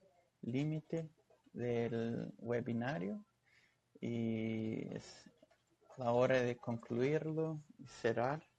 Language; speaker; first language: Spanish; non-native, fluent; Portuguese